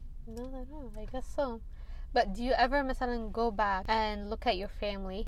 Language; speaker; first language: English; early bilingual, other home language; Arabic